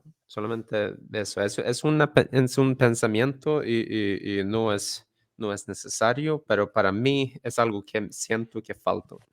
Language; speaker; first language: Spanish; non-native, fluent; Swedish